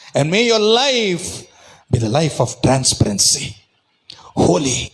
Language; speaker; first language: English; non-native, local second language; Telugu